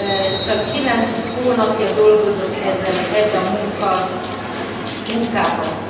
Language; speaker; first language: Hungarian; non-native, learner; English